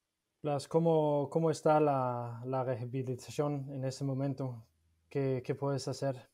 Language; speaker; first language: Spanish; non-native, learner; Danish